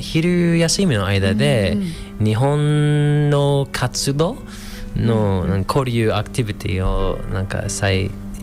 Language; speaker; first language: Japanese; non-native, fluent; English